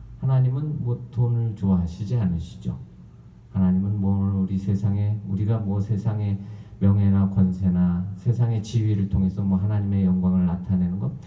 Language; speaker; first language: Korean; native; Korean